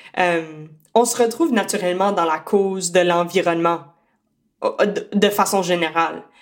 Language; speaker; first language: French; native; French